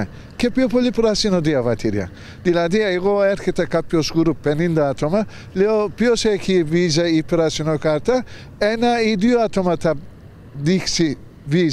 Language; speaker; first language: Greek; non-native, learner; Turkish